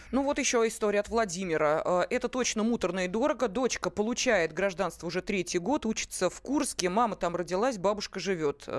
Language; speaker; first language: Russian; native; Russian